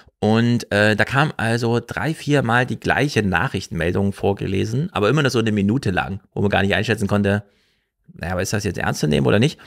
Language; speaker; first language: German; native; German